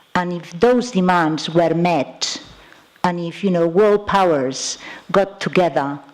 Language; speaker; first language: English; non-native, fluent; Catalan